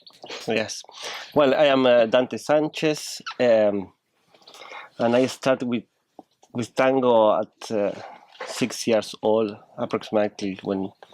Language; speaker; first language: English; non-native, learner; Spanish